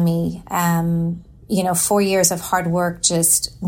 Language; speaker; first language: English; native; English